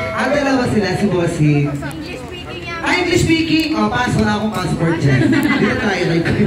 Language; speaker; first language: Filipino; non-native, local second language; Pampanga